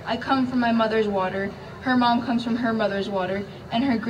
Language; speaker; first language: English; native; English